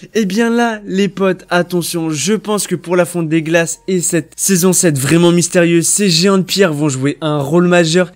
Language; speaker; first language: French; native; French